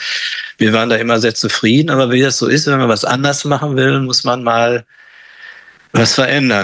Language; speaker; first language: German; native; German